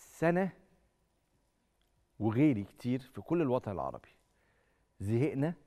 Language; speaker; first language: Arabic; native; Arabic